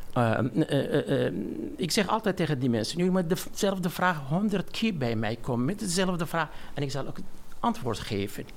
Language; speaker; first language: Dutch; non-native, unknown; Armenian